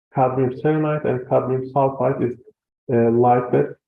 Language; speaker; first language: English; non-native, fluent; Turkish